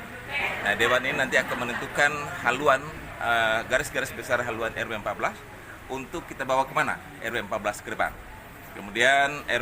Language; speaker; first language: Indonesian; native; Indonesian